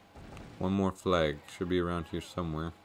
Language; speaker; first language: English; native; English